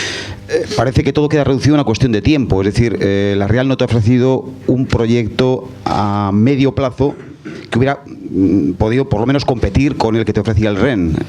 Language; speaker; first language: Spanish; native; Spanish